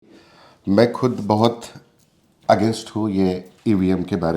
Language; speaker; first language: Hindi; native; Hindi